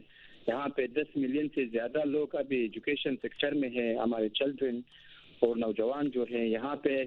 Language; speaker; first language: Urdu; non-native, fluent; Pashto